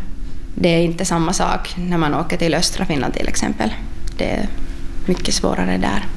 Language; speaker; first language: Swedish; non-native, local second language; Finnish